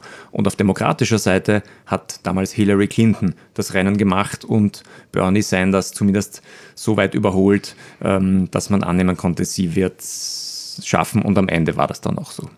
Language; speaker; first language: German; native; German